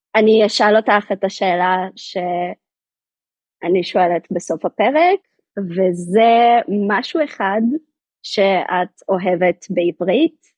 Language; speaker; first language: Hebrew; native; Hebrew